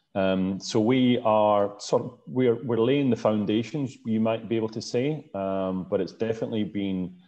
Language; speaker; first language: English; native; English